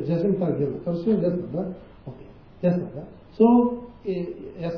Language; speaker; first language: Russian; non-native, learner; Tibetan